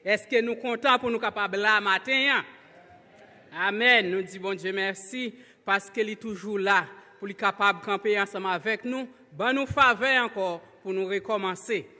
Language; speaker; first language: French; non-native, local second language; Haitian Creole